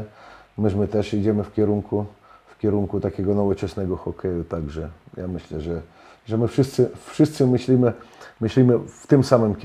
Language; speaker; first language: Polish; non-native, fluent; Russian